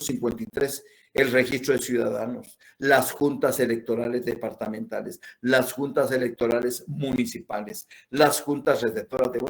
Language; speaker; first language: Spanish; native; Spanish